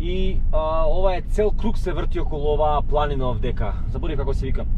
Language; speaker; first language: Macedonian; native; Macedonian